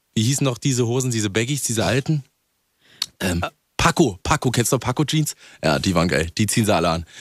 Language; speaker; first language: German; native; German